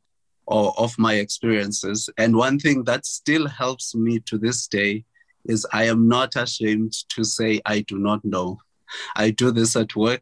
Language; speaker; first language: English; non-native, local second language; Xhosa